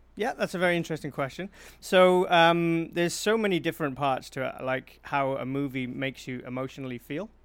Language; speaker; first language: English; native; English